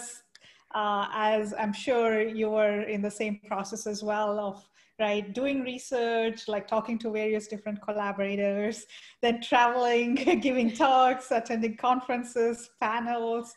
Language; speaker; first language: English; non-native, local second language; Kannada